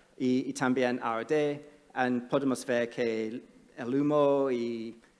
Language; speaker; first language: Spanish; non-native, fluent; English